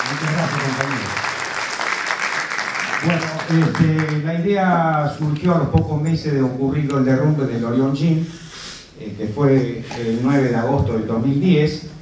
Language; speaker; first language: Spanish; native; Spanish